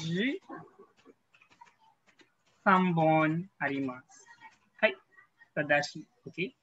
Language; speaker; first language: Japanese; non-native, fluent; Filipino